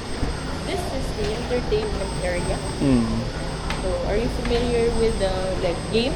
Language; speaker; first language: English; non-native, local second language; Filipino